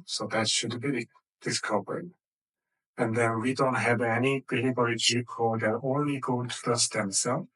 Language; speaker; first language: English; non-native, fluent; Korean